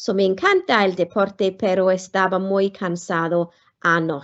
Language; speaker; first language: Spanish; non-native, fluent; Welsh